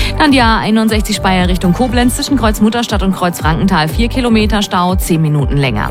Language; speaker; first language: German; native; German